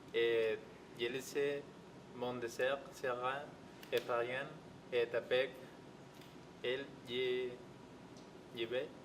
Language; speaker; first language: French; non-native, learner; Spanish